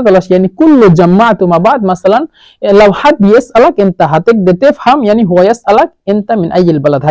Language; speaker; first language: Arabic; non-native, fluent; Bangla